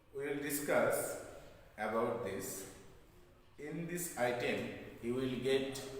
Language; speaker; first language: English; non-native, local second language; Bangla